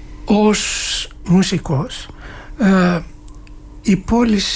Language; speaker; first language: Greek; non-native, fluent; Turkish